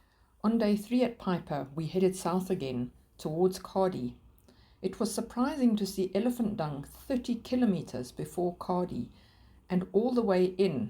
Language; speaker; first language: English; native; English